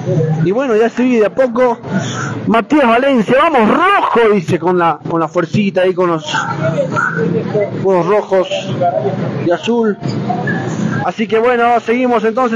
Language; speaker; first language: Spanish; native; Spanish